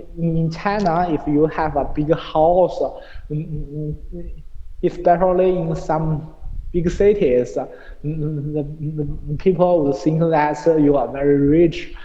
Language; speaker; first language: English; non-native, learner; Chinese